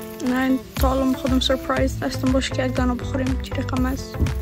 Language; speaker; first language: Persian; early bilingual, heritage; Persian